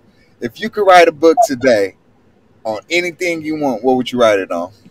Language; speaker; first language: English; native; English